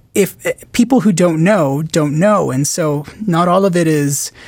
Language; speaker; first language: English; non-native, local second language; Filipino